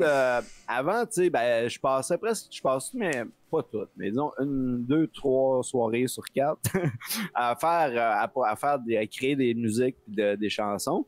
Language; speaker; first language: French; native; French